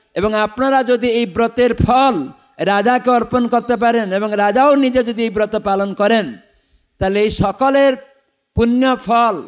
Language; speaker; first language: Bangla; non-native, fluent; Odia